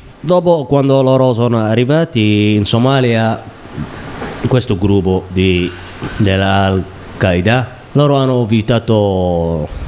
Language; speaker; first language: Italian; non-native, learner; Somali